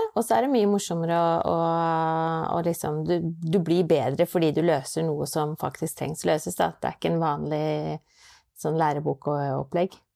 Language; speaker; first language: Norwegian; native; Norwegian